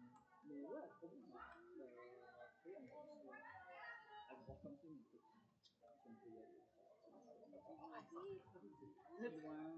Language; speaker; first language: French; native; French